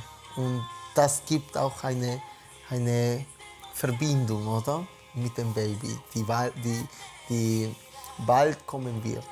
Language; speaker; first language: German; non-native, fluent; Spanish